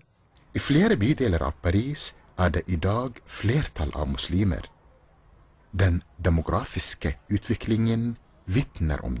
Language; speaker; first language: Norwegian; non-native, fluent; Arabic